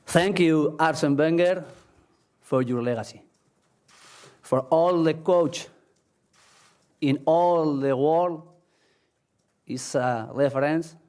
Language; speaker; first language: English; non-native, learner; Spanish